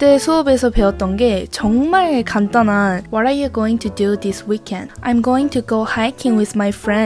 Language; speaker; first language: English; non-native, learner; Korean